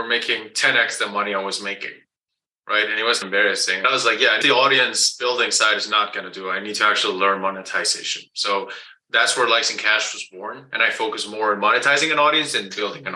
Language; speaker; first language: English; non-native, fluent; Spanish